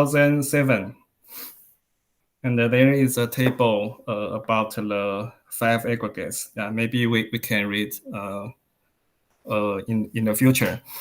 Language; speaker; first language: English; non-native, learner; Chinese